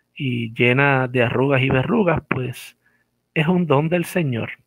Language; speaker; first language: Spanish; native; Spanish